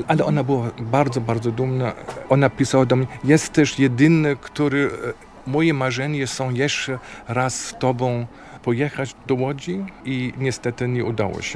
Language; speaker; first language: Polish; non-native, fluent; German